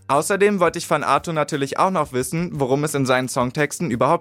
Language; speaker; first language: German; native; German